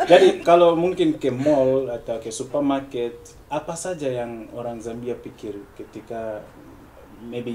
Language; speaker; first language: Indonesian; non-native, fluent; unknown